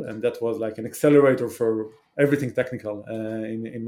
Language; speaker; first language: English; non-native, fluent; Hebrew